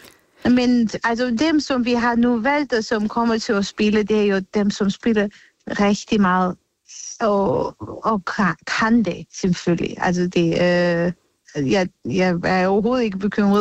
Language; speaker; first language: Danish; non-native, fluent; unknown